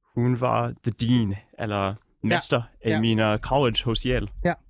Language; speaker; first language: Danish; native; Danish